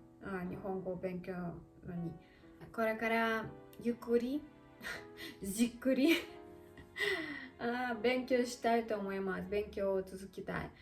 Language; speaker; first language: Japanese; non-native, learner; Russian